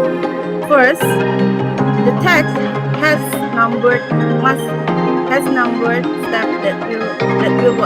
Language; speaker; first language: English; non-native, fluent; Indonesian